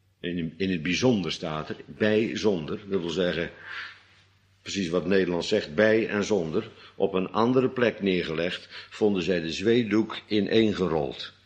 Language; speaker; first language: Dutch; native; Dutch